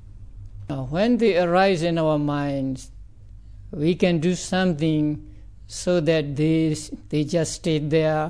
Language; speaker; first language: English; non-native, fluent; Burmese